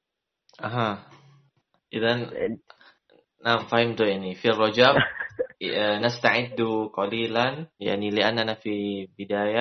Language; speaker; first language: Arabic; non-native, learner; Indonesian